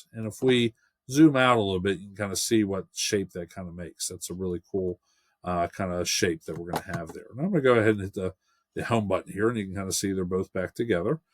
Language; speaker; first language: English; native; English